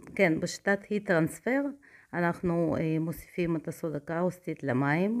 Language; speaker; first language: Hebrew; non-native, fluent; Russian